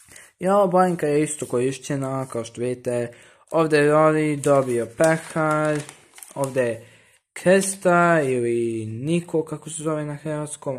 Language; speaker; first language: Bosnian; early bilingual, heritage; Bosnian